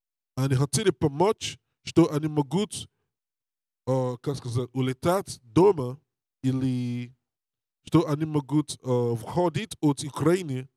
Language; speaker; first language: Russian; non-native, learner; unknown